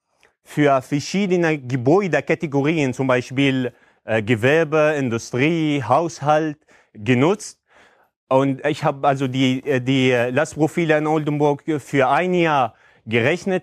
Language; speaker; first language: German; non-native, fluent; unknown